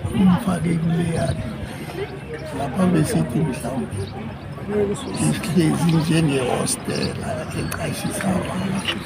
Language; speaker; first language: Zulu; non-native, local second language; South Ndebele